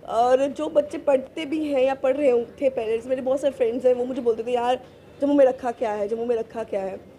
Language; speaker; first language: Hindi; native; Hindi